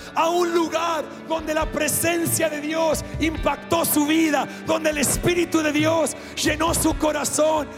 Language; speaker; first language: Spanish; non-native, fluent; English